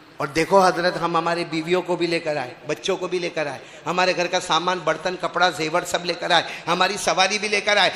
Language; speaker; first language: Urdu; native; Urdu